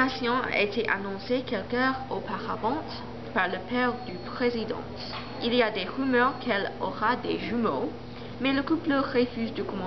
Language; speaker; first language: French; non-native, learner; English